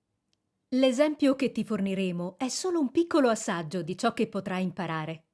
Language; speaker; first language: Italian; native; Italian